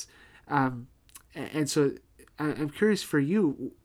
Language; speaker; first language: English; native; English